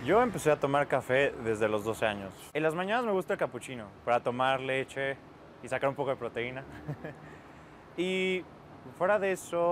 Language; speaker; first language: Spanish; native; Spanish